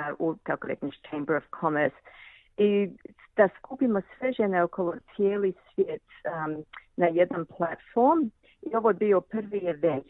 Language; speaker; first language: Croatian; early bilingual, heritage; Croatian